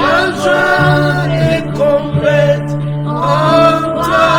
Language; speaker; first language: French; non-native, local second language; Lingala